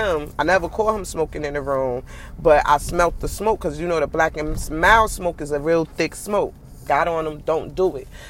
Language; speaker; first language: English; native; English